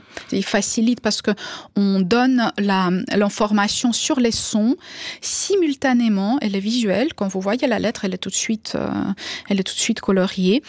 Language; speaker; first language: French; non-native, fluent; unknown